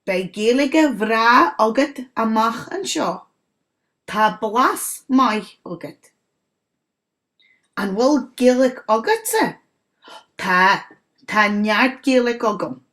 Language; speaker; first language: Irish; non-native, local second language; English